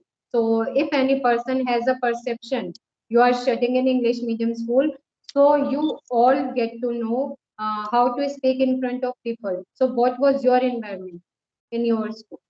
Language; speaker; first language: English; non-native, local second language; Hindi